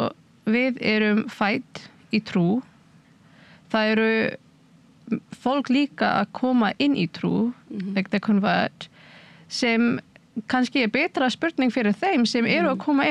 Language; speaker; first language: Icelandic; non-native, learner; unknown